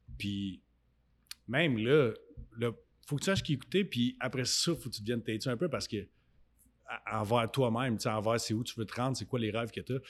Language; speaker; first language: French; native; French